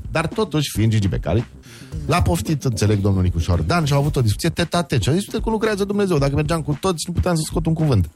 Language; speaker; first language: Romanian; native; Romanian